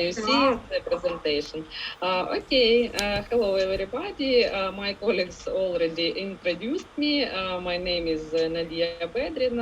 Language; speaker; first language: English; non-native, learner; Ukrainian